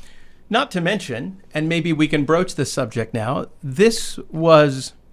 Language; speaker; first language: English; native; English